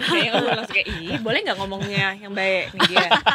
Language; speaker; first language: Indonesian; native; Indonesian